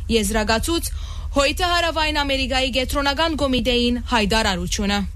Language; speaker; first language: Armenian; early bilingual, heritage; Armenian